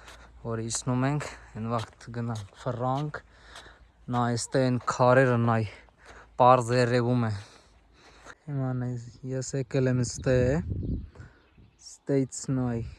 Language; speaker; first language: Armenian; non-native, learner; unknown